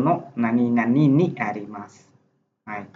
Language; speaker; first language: Japanese; non-native, fluent; Khmer